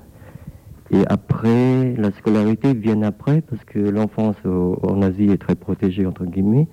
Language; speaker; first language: French; non-native, fluent; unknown